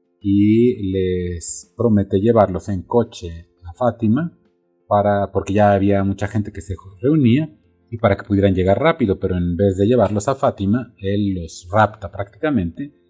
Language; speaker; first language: Spanish; native; Spanish